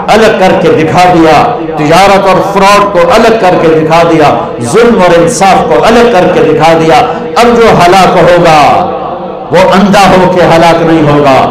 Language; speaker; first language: Urdu; non-native, local second language; Punjabi